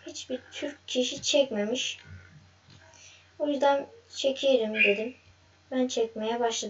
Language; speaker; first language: Turkish; native; Turkish